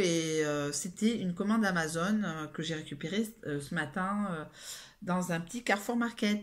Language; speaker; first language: French; native; French